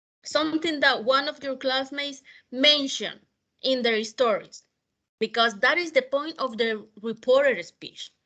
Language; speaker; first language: English; non-native, fluent; Spanish